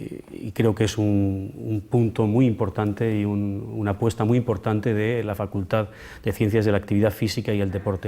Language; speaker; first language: Spanish; native; Spanish